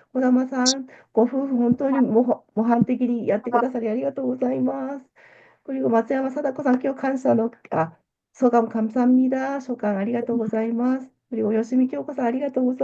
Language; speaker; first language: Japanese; non-native, fluent; Korean